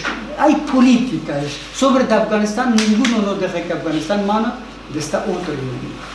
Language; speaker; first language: Spanish; non-native, learner; Persian